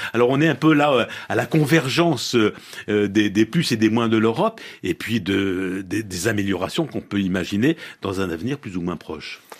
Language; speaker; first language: French; native; French